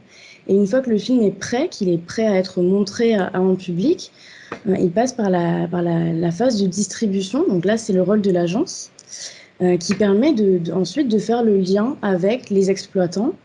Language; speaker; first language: French; native; French